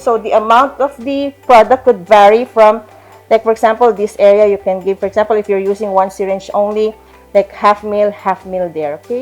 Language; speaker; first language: English; non-native, local second language; Filipino